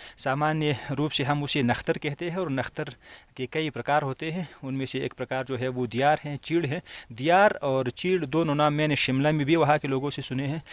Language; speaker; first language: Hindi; non-native, fluent; Pashto